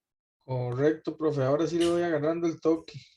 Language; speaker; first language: Spanish; native; Spanish